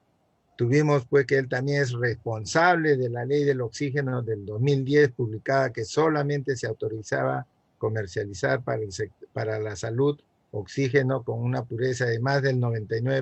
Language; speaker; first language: Spanish; native; Spanish